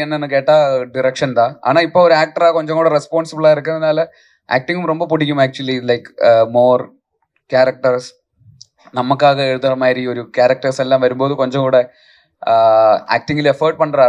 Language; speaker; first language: Tamil; non-native, local second language; Malayalam